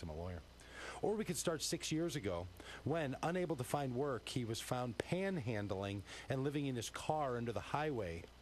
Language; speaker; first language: English; native; English